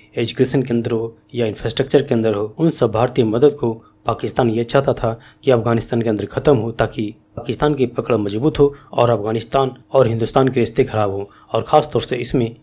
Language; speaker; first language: Urdu; native; Urdu